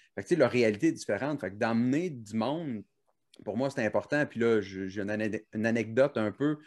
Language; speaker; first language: French; native; French